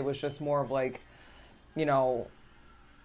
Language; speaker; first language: English; native; English